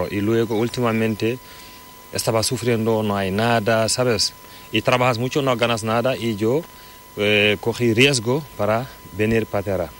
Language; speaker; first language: Spanish; non-native, learner; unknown